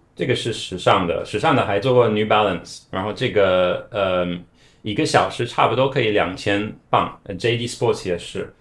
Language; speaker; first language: Chinese; non-native, fluent; English